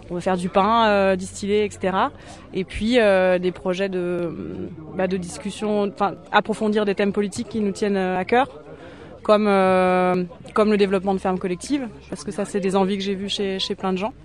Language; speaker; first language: French; native; French